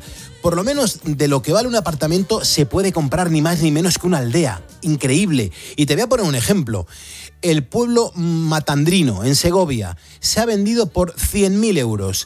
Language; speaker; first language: Spanish; native; Spanish